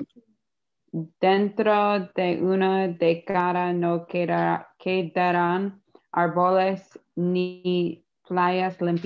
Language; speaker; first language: Spanish; non-native, learner; English